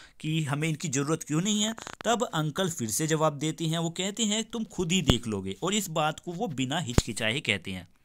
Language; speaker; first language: Hindi; native; Hindi